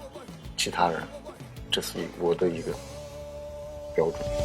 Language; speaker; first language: Chinese; non-native, local second language; Uyghur